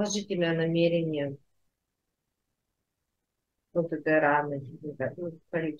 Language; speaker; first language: Russian; native; Russian